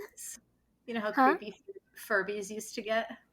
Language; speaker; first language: English; native; English